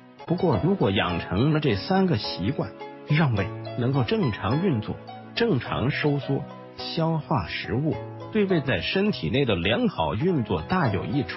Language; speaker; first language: Chinese; native; Chinese